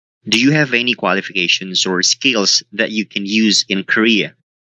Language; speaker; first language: English; non-native, local second language; Filipino